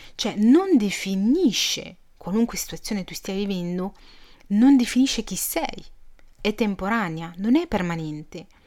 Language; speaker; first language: Italian; early bilingual, other home language; Arabic